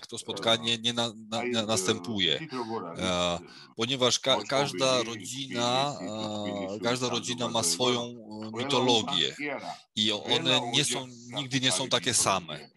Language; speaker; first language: Polish; non-native, fluent; Georgian